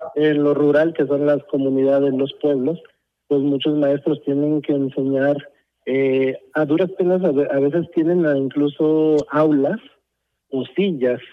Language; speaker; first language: Spanish; early bilingual, heritage; Spanish